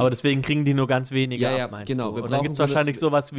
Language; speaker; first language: German; native; German